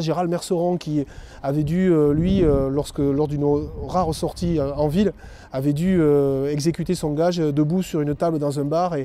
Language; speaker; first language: French; native; French